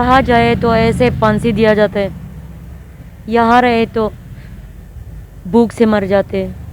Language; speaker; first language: Hindi; non-native, fluent; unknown